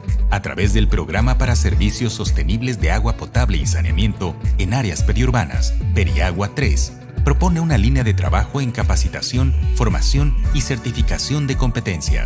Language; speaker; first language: Spanish; native; Spanish